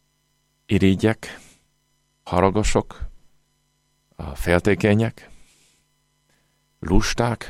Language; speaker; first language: Hungarian; non-native, fluent; English